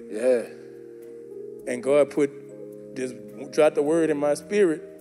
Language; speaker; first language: English; native; English